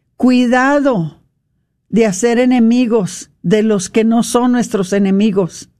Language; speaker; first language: Spanish; non-native, fluent; English